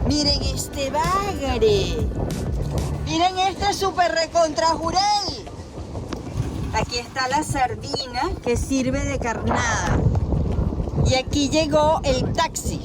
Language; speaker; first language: Spanish; native; Spanish